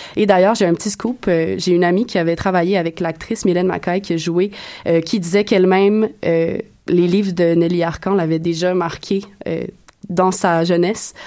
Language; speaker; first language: French; native; French